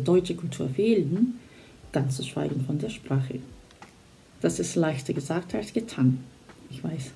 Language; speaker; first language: German; non-native, fluent; Korean